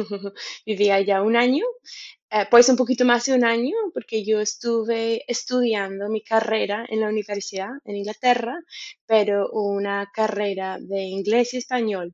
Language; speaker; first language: Spanish; non-native, fluent; English